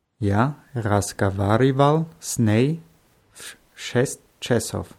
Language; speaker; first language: Russian; non-native, learner; German